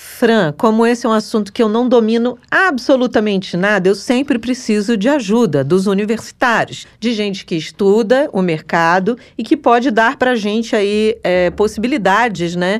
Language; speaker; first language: Portuguese; native; Portuguese